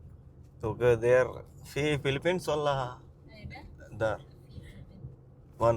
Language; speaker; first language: English; non-native, learner; Telugu